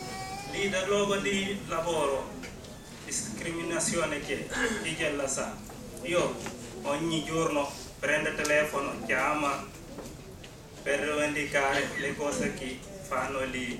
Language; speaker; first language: Italian; non-native, learner; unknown